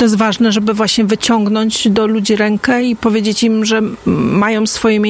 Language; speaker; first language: Polish; native; Polish